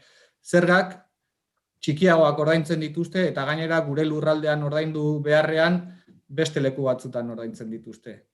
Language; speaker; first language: Basque; native; Basque